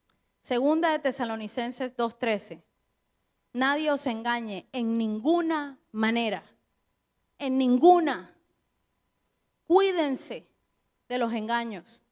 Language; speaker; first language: Spanish; native; Spanish